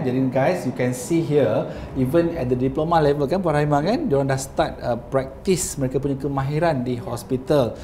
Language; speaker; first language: English; non-native, local second language; Malay